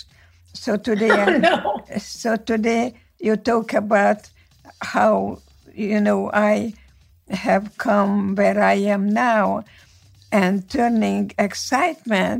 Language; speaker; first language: English; non-native, fluent; Hungarian